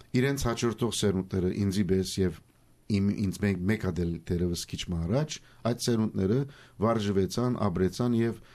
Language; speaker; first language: Armenian; early bilingual, heritage; Armenian